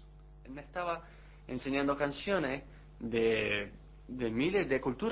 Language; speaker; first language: Spanish; early bilingual, heritage; Spanish